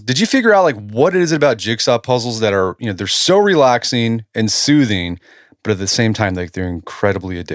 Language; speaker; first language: English; native; English